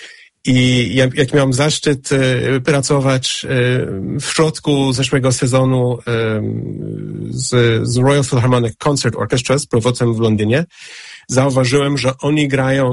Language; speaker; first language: Polish; non-native, fluent; English